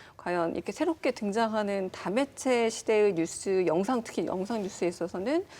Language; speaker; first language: Korean; native; Korean